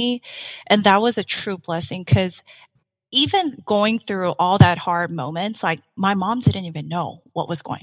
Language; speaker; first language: English; non-native, fluent; Korean